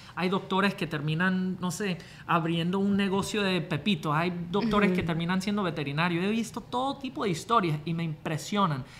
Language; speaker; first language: Spanish; non-native, fluent; English